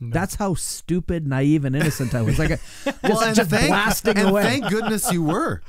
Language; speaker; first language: English; native; English